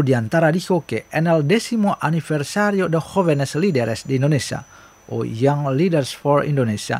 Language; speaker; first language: Spanish; non-native, fluent; Indonesian